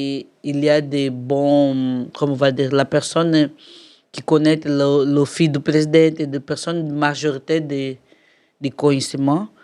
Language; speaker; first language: French; non-native, learner; Portuguese